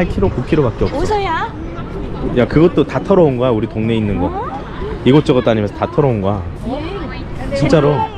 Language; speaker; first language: Korean; native; Korean